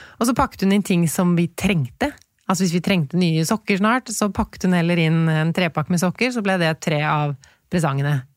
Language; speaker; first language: Norwegian; native; Norwegian